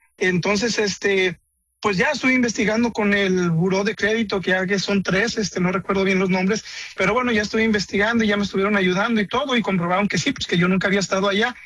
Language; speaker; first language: Spanish; native; Spanish